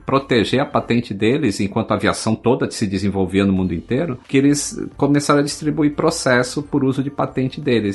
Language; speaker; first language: Portuguese; native; Portuguese